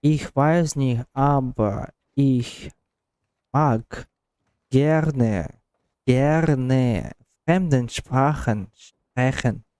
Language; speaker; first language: German; non-native, learner; Russian